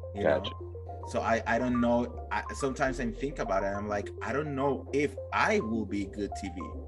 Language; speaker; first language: English; non-native, fluent; Spanish